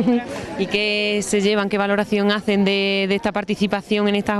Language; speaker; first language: Spanish; native; Spanish